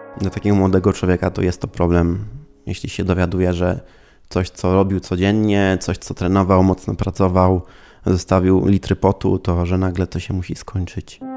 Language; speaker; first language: Polish; early bilingual, heritage; Polish